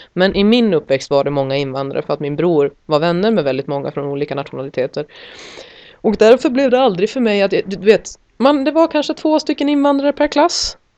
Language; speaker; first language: Swedish; native; Swedish